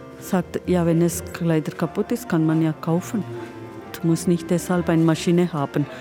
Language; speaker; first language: German; non-native, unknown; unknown